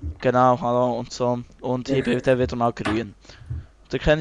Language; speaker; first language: German; native; German